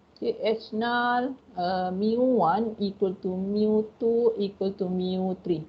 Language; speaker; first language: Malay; native; Malay